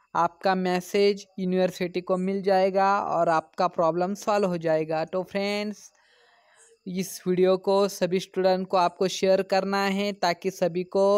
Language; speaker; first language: Hindi; non-native, local second language; Marathi